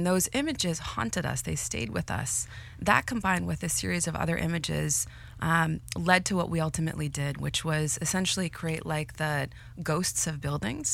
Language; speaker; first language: English; native; English